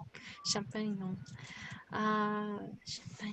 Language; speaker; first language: French; non-native, learner; English